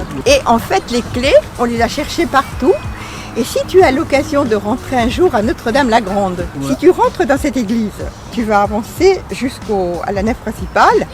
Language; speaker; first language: French; native; French